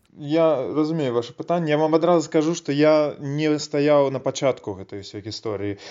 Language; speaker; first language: Belarusian; native; Belarusian